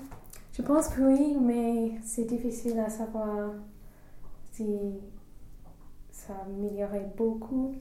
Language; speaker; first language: French; non-native, fluent; English